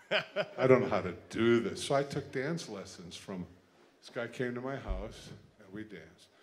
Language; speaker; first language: English; native; English